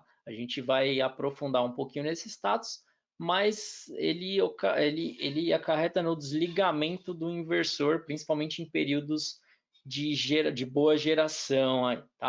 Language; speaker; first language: Portuguese; native; Portuguese